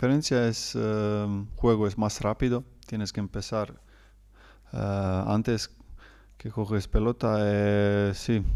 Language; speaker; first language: Spanish; non-native, learner; Croatian